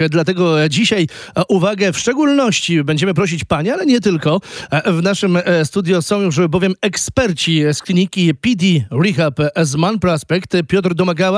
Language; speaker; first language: Polish; native; Polish